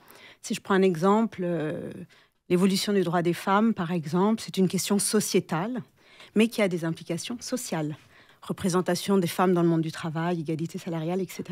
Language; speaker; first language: French; native; French